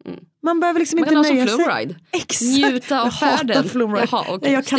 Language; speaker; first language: Swedish; native; Swedish